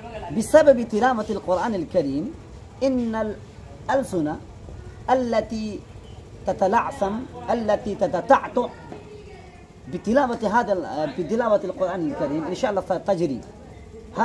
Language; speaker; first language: Arabic; non-native, fluent; Urdu